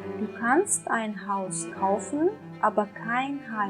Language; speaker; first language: German; non-native, fluent; Turkish